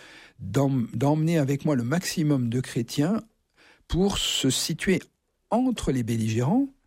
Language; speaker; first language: French; native; French